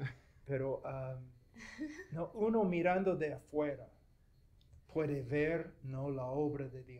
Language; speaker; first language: Spanish; non-native, fluent; English